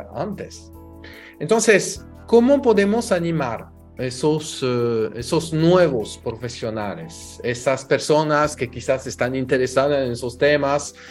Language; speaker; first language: Spanish; non-native, fluent; French